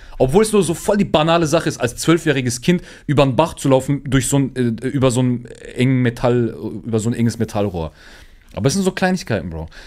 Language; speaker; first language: German; early bilingual, other home language; Turkish